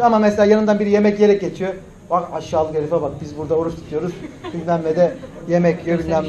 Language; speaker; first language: Turkish; native; Turkish